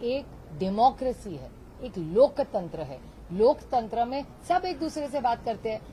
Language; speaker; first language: Hindi; non-native, local second language; Marathi